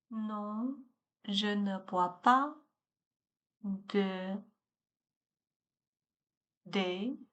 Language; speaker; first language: French; non-native, learner; Chinese